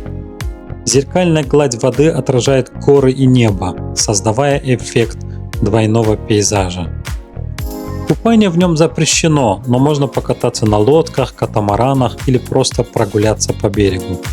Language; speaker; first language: Russian; native; Russian